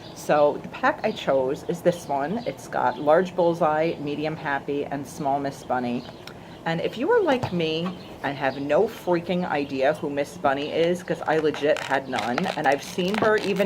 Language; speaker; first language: English; native; English